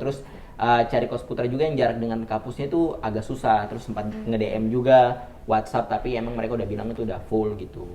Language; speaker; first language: Indonesian; native; Indonesian